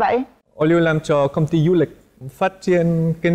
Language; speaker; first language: Vietnamese; non-native, learner; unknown